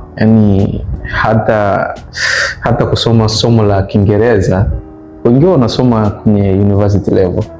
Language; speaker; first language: Swahili; native; Swahili